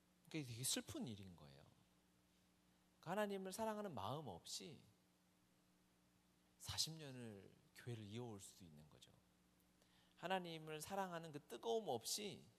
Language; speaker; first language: Korean; native; Korean